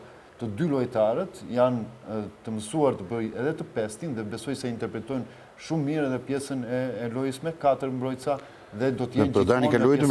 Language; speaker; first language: Albanian; native; Albanian